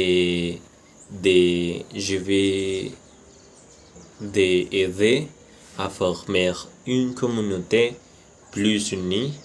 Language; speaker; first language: French; non-native, learner; Spanish